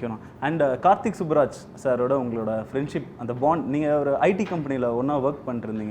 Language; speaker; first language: Tamil; native; Tamil